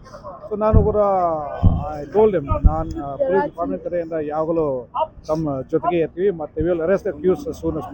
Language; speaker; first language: Kannada; non-native, fluent; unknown